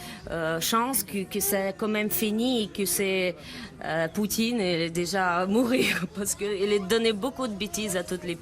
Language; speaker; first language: French; non-native, learner; Ukrainian